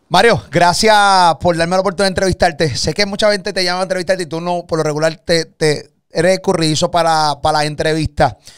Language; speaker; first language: Spanish; native; Spanish